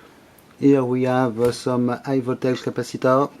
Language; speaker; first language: English; non-native, fluent; French